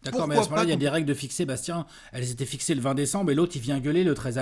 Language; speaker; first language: French; native; French